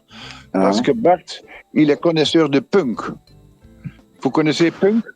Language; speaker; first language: French; non-native, fluent; Dutch